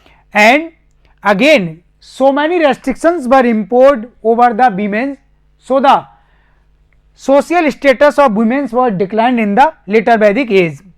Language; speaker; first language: English; non-native, local second language; Hindi